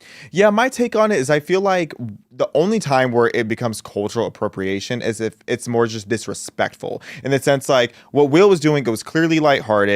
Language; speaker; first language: English; native; English